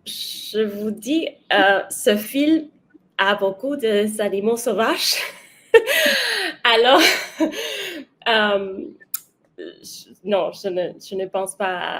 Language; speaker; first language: French; non-native, learner; Spanish